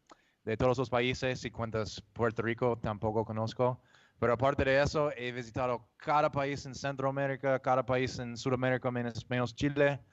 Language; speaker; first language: Spanish; non-native, fluent; English